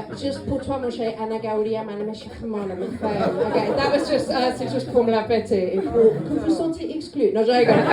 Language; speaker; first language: French; non-native, fluent; English